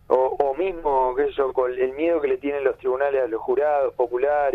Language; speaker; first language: Spanish; native; Spanish